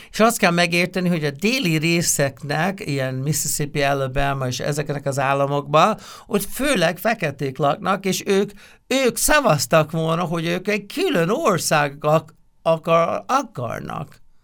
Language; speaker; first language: Hungarian; non-native, fluent; English